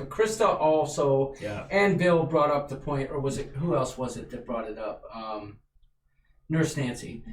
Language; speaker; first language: English; native; English